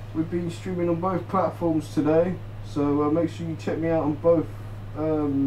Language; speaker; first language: English; native; English